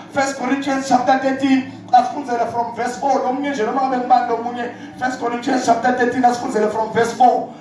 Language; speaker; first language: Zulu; non-native, local second language; Swati